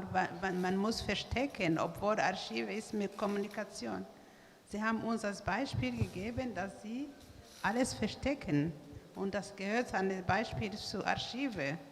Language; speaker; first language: German; non-native, learner; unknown